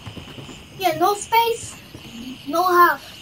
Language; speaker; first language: Polish; early bilingual, heritage; Polish